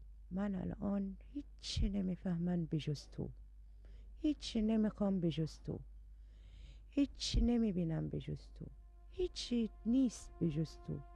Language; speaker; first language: Persian; non-native, learner; Arabic